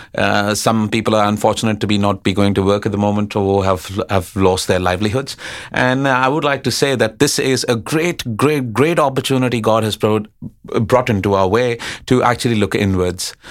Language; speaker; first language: English; non-native, local second language; Hindi